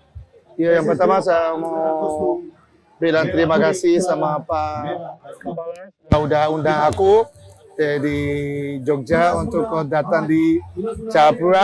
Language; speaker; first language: Indonesian; non-native, fluent; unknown